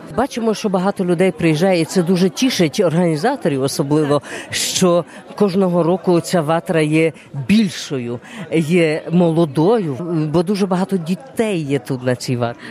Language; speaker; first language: Ukrainian; early bilingual, heritage; Ukrainian